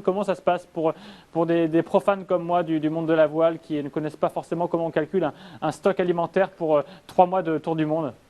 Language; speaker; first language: French; native; French